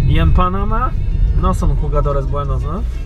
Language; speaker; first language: Spanish; non-native, learner; Polish